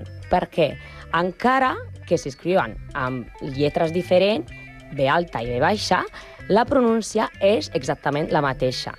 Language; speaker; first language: Catalan; non-native, learner; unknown